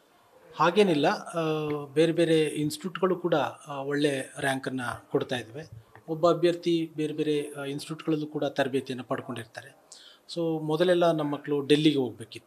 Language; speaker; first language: Kannada; native; Kannada